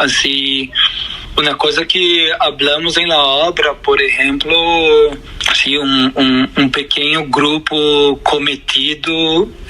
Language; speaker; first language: Spanish; non-native, fluent; Portuguese